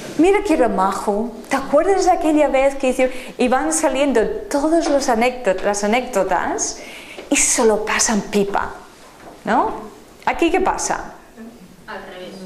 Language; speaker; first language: Spanish; non-native, fluent; English